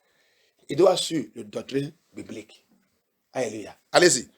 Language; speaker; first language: French; non-native, learner; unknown